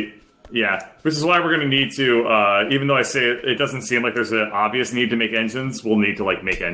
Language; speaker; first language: English; native; English